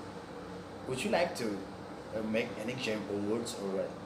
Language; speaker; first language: English; non-native, learner; Indonesian